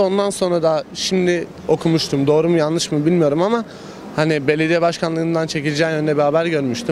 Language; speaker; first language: Turkish; native; Turkish